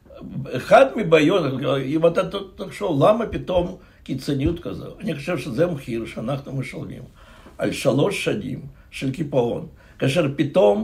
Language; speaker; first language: Hebrew; non-native, fluent; Russian